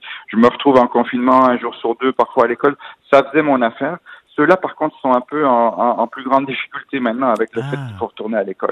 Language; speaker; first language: French; native; French